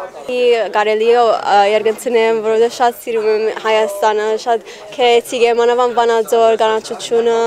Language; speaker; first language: Armenian; early bilingual, heritage; Armenian